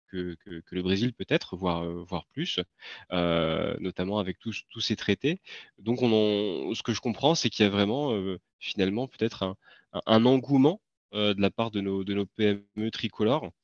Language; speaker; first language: French; native; French